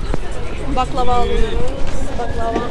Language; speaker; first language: Turkish; non-native, fluent; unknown